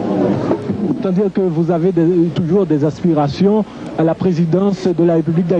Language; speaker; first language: French; non-native, local second language; Haitian Creole